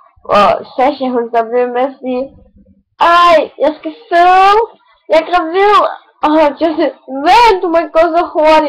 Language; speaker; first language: Danish; native; Danish